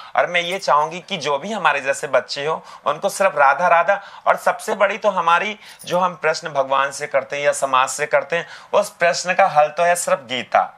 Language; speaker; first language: Hindi; native; Hindi